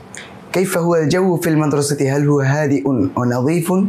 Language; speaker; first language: Arabic; non-native, learner; Bangla